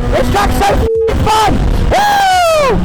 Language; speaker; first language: English; native; English